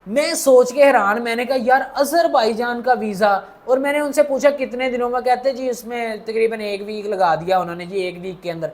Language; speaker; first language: Urdu; non-native, local second language; Punjabi